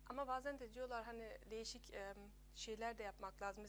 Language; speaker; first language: Turkish; early bilingual, heritage; Turkish